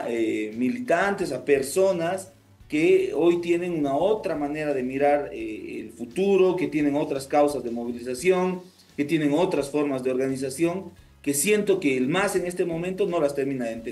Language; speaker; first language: Spanish; native; Spanish